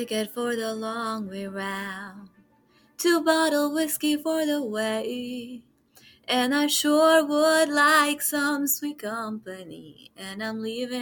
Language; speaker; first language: English; non-native, local second language; Nepali